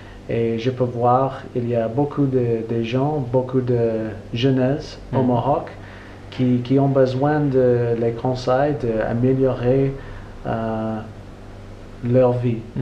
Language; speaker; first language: French; non-native, learner; English